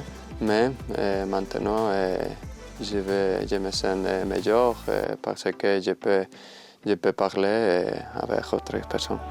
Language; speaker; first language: French; non-native, learner; Spanish